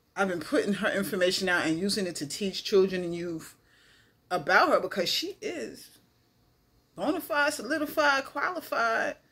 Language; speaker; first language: English; native; English